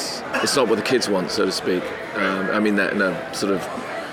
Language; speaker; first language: English; native; English